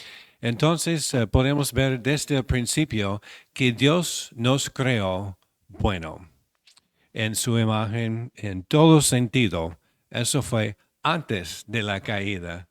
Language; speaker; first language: Spanish; non-native, fluent; English